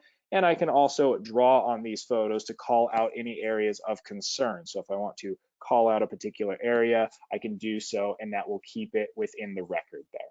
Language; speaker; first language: English; native; English